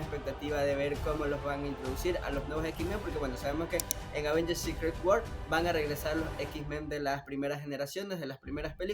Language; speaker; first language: Spanish; native; Spanish